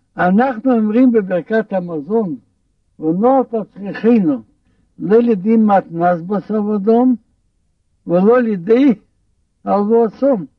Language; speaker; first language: Hebrew; non-native, fluent; Russian